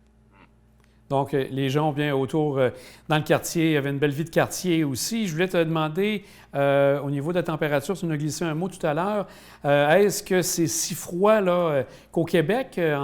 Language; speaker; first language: French; native; French